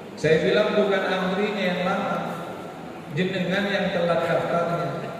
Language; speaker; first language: Indonesian; non-native, local second language; Madurese